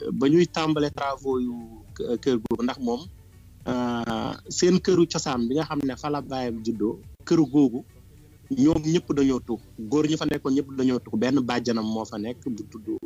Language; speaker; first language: Wolof; non-native, local second language; Fula